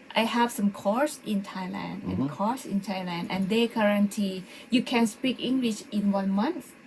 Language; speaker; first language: English; non-native, learner; Thai